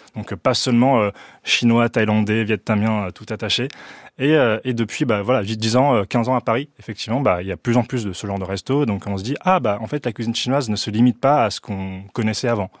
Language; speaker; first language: French; early bilingual, other home language; Chinese